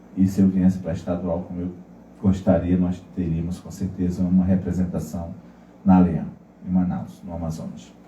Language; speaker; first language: Portuguese; non-native, local second language; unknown